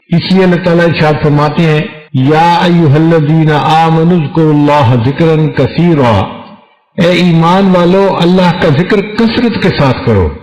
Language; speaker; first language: Urdu; non-native, local second language; Punjabi